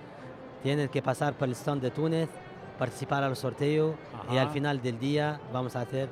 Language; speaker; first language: Spanish; non-native, fluent; Arabic